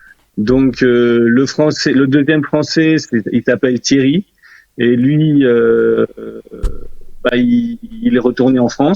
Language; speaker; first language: French; early bilingual, other home language; Korean